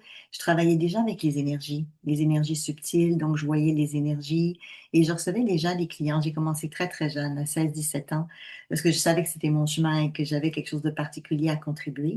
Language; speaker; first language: French; native; French